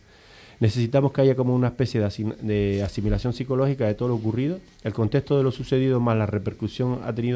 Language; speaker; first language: Spanish; native; Spanish